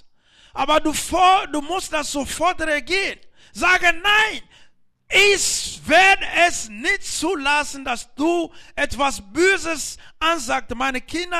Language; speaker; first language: German; non-native, learner; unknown